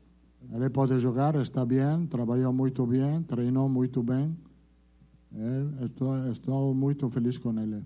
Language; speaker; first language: Portuguese; non-native, learner; Italian